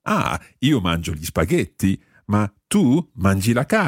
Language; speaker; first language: Italian; non-native, fluent; English